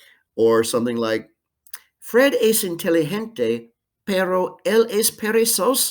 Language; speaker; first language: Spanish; non-native, fluent; English